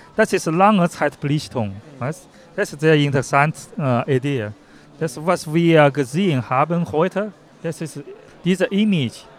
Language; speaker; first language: German; non-native, learner; Chinese